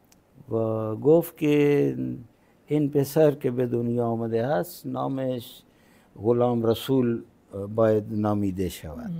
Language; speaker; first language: Persian; non-native, fluent; Punjabi